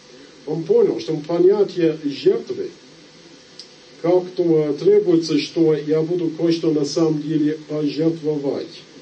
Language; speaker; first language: Russian; non-native, fluent; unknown